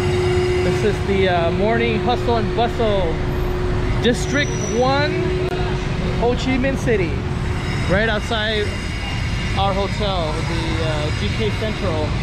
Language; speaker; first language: English; early bilingual, other home language; Vietnamese